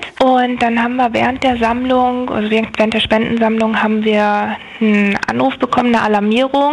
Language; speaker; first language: German; native; German